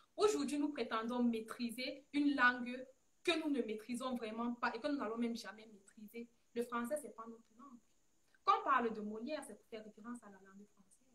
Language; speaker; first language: French; non-native, local second language; Fula